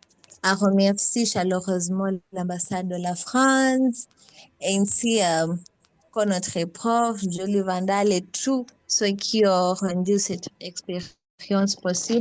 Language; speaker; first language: French; non-native, fluent; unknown